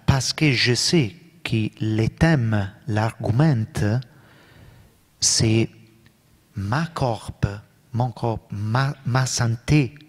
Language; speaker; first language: French; non-native, learner; Italian